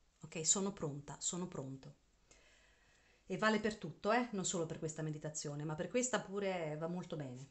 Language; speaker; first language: Italian; native; Italian